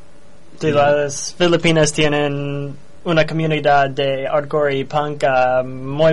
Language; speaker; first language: Spanish; non-native, learner; English